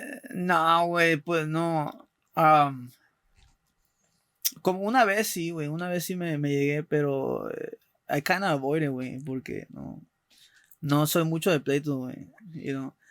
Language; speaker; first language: Spanish; early bilingual, heritage; Spanish